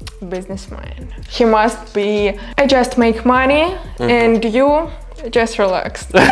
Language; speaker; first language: English; non-native, learner; Ukrainian